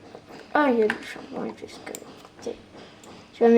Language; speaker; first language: French; native; French